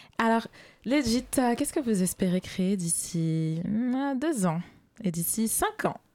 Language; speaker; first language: French; native; French